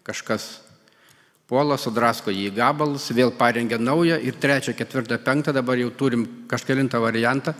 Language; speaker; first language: Lithuanian; native; Lithuanian